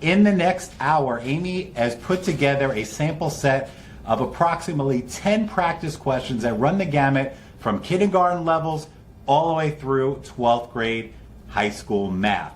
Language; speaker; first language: English; native; English